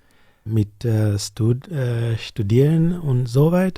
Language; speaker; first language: German; non-native, learner; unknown